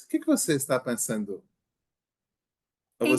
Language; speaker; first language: Portuguese; non-native, learner; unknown